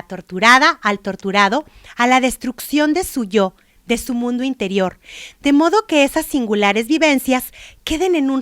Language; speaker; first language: Spanish; native; Spanish